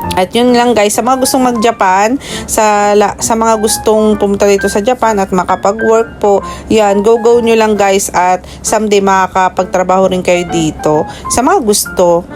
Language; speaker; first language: Filipino; native; Filipino